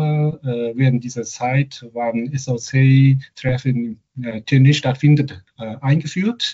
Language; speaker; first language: German; non-native, fluent; Chinese